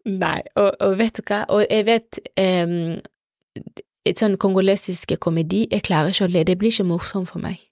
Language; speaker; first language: Norwegian; non-native, fluent; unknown